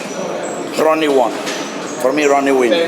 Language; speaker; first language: English; non-native, learner; Italian